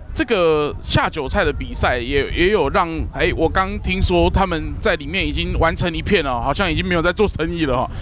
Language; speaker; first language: Chinese; native; Chinese